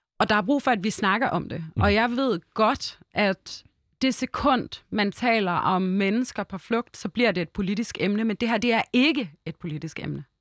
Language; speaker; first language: Danish; early bilingual, other home language; Arabic